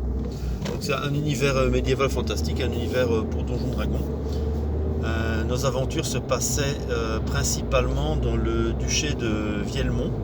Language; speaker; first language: French; native; French